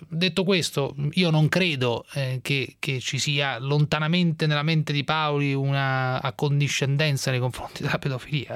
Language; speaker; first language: Italian; native; Italian